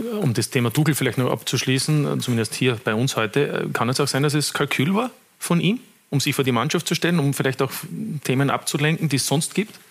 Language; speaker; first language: German; native; German